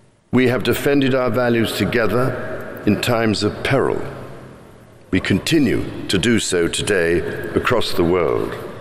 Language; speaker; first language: English; native; English